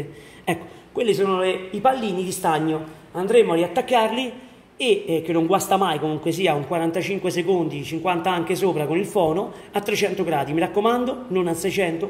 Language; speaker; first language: Italian; native; Italian